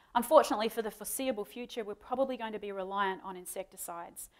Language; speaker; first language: English; native; English